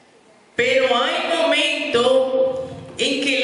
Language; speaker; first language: Spanish; native; Spanish